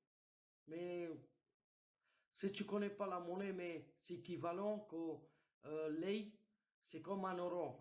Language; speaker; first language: French; non-native, fluent; Romanian